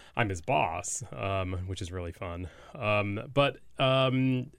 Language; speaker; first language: English; native; English